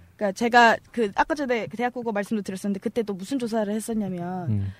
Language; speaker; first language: Korean; non-native, fluent; Turkish